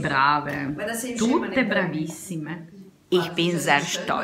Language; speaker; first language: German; non-native, learner; Italian